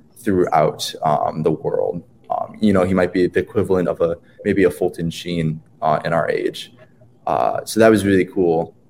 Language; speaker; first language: English; native; English